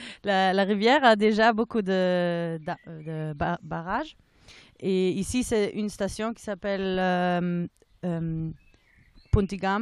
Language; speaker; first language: French; non-native, fluent; German